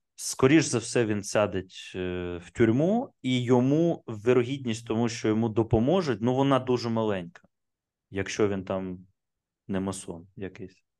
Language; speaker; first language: Ukrainian; non-native, local second language; Russian